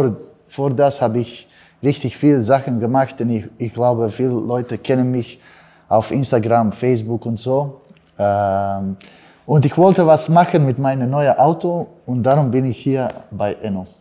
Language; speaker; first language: German; non-native, learner; Bosnian